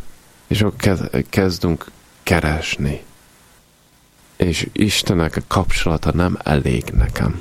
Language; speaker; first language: Hungarian; non-native, fluent; Italian